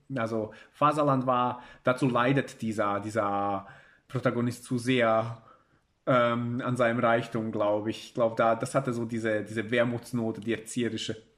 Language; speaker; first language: German; early bilingual, other home language; Bosnian